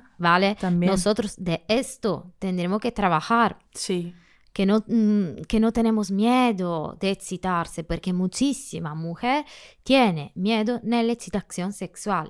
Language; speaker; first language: Spanish; non-native, learner; Italian